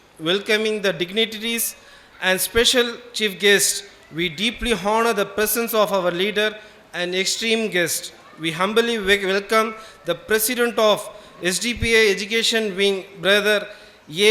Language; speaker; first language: English; non-native, local second language; Tamil